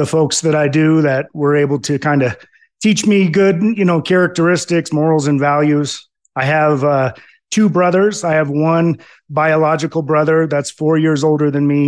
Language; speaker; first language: English; native; English